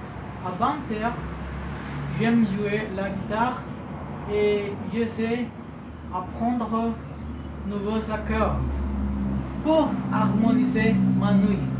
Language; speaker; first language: French; non-native, learner; Spanish